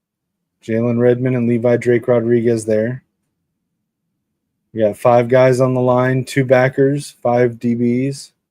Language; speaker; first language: English; native; English